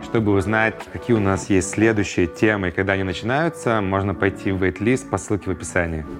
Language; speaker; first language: Russian; native; Russian